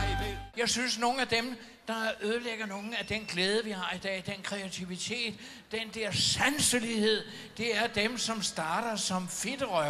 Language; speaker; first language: Danish; native; Danish